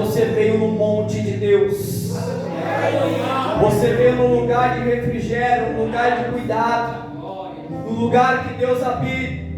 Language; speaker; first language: Portuguese; native; Portuguese